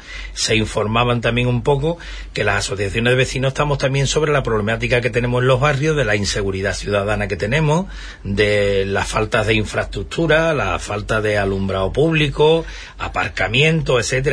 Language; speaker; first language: Spanish; native; Spanish